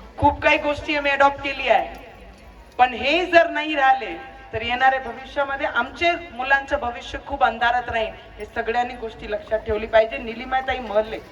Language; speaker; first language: Marathi; non-native, local second language; Punjabi